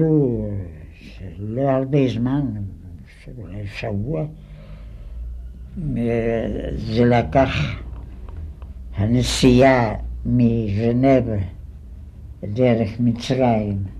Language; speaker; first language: Hebrew; non-native, fluent; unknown